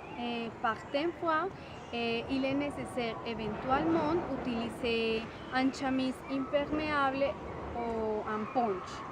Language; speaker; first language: French; non-native, learner; Spanish